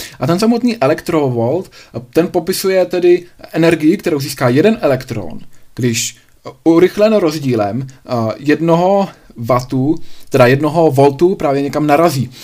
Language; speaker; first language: Czech; native; Czech